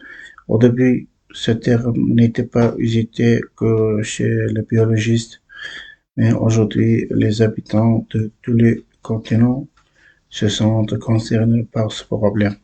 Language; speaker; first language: French; non-native, learner; Uzbek